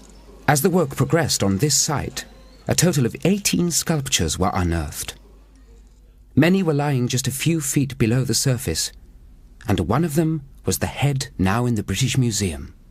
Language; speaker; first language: English; native; English